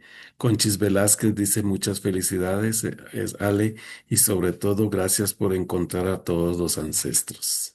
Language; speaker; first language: Spanish; native; Spanish